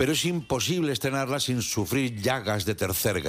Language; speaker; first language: Spanish; native; Spanish